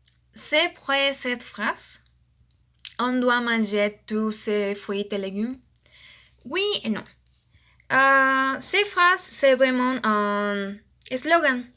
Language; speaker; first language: French; non-native, learner; Spanish